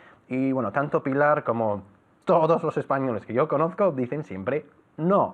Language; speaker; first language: Spanish; non-native, fluent; English